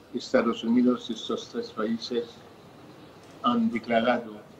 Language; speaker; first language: Spanish; non-native, fluent; Haitian Creole